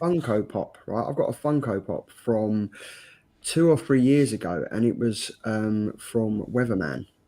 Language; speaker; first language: English; native; English